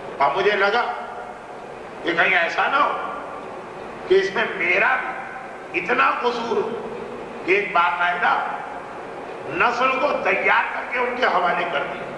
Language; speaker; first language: Urdu; native; Urdu